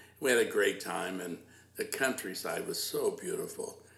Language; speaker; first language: English; native; English